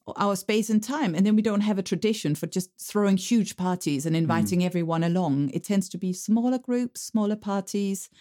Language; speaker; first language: English; non-native, fluent; Danish